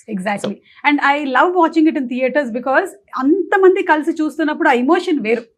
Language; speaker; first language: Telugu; non-native, local second language; Malayalam